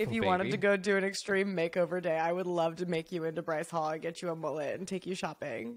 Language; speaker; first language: English; native; English